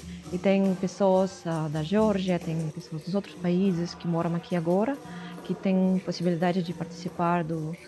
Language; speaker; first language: Portuguese; non-native, fluent; Russian